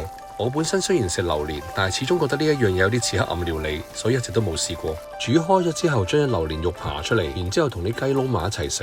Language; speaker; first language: Cantonese; native; Cantonese